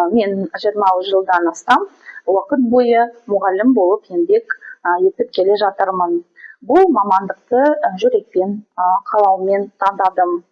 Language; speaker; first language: Kazakh; non-native, local second language; Russian